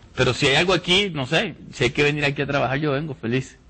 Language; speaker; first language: Spanish; native; Spanish